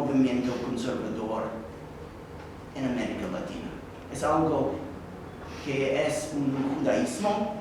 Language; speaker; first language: Spanish; non-native, fluent; English